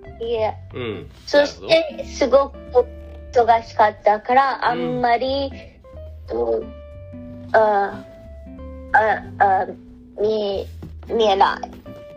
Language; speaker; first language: Japanese; non-native, learner; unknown